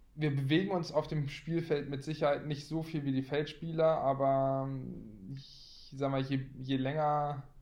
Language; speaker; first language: German; native; German